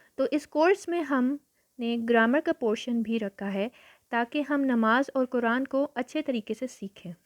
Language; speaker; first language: Urdu; native; Urdu